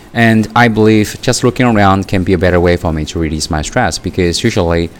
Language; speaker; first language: English; non-native, fluent; Chinese